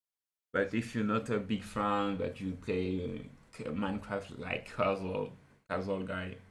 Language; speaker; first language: English; non-native, fluent; French